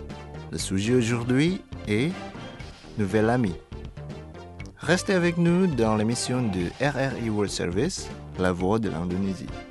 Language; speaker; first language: French; non-native, fluent; Indonesian